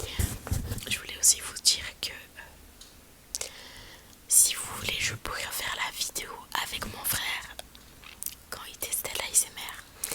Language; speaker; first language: French; native; French